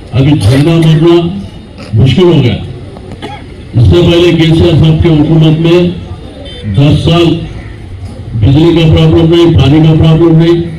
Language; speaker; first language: Hindi; native; Hindi